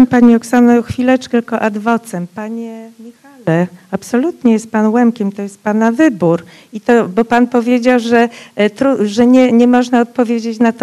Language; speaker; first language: Polish; non-native, local second language; Rusyn